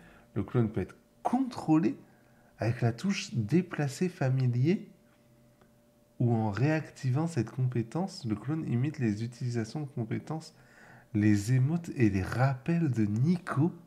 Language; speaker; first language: French; native; French